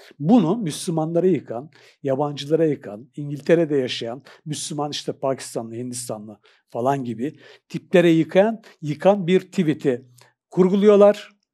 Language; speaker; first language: Turkish; native; Turkish